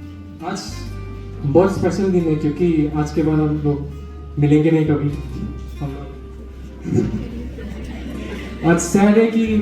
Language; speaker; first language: Hindi; non-native, local second language; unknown